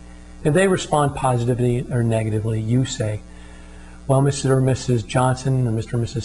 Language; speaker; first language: English; native; English